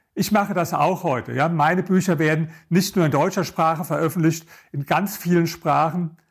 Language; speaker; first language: German; native; German